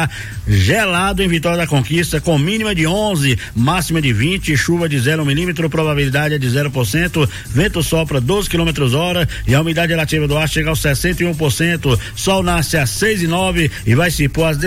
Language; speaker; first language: Portuguese; native; Portuguese